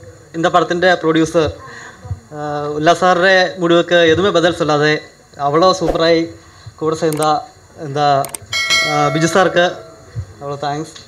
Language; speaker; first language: Tamil; non-native, learner; Malayalam